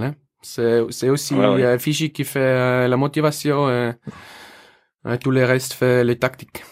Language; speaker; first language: French; non-native, local second language; German